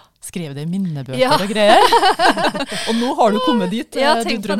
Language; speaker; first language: Norwegian; native; Norwegian